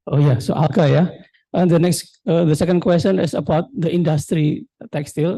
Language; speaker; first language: English; non-native, learner; Indonesian